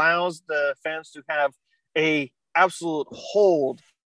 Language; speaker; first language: English; native; English